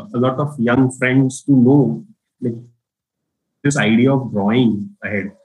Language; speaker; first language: English; non-native, local second language; Marathi